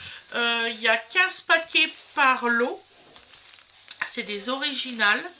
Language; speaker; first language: French; native; French